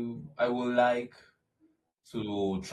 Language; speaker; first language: English; non-native, learner; Spanish